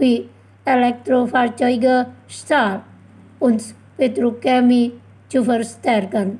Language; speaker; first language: German; non-native, fluent; Indonesian